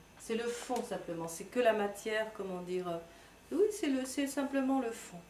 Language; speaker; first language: French; native; French